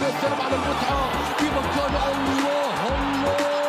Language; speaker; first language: Arabic; native; Arabic